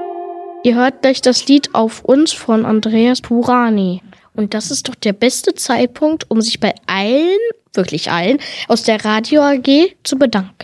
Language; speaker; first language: German; native; German